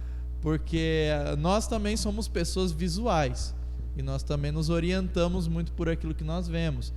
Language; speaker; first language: Portuguese; native; Portuguese